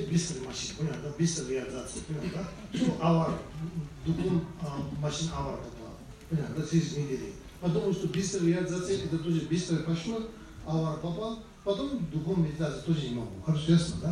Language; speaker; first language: Russian; non-native, learner; Tibetan